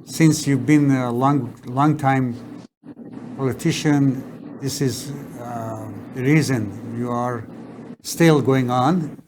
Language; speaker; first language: English; non-native, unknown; Persian